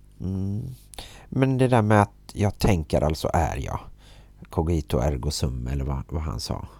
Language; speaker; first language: Swedish; native; Swedish